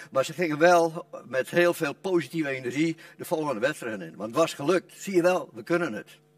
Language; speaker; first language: Dutch; non-native, local second language; Western Frisian